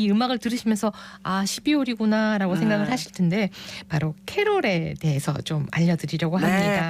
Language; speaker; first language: Korean; native; Korean